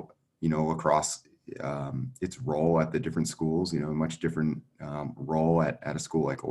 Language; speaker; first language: English; native; English